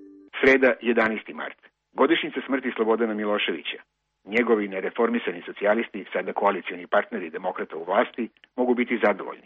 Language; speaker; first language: Croatian; native; Croatian